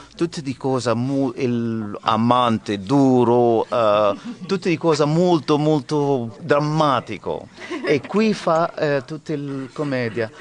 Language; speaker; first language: Italian; non-native, learner; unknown